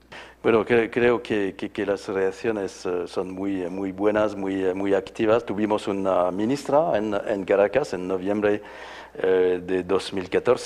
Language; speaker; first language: Spanish; non-native, fluent; French